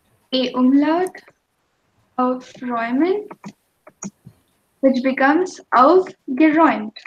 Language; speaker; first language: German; non-native, fluent; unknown